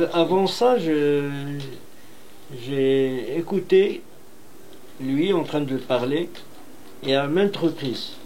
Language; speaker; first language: French; non-native, local second language; Arabic